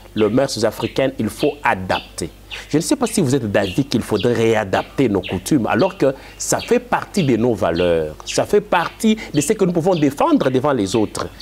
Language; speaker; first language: French; non-native, local second language; Lingala